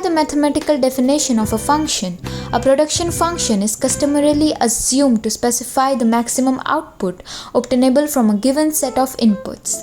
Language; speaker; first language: English; non-native, local second language; Gujarati